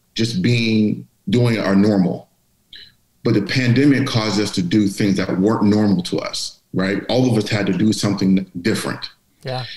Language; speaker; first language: English; native; English